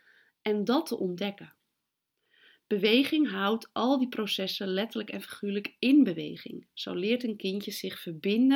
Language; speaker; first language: Dutch; native; Dutch